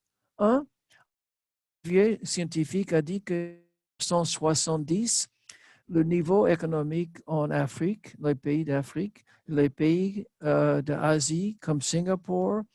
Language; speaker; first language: French; non-native, learner; English